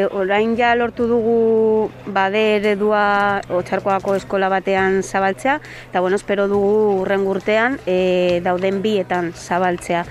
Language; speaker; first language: Basque; non-native, local second language; Spanish